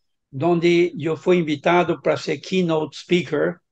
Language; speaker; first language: Spanish; non-native, fluent; Portuguese